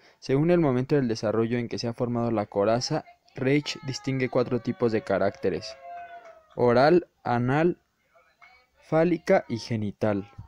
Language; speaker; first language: Spanish; native; Spanish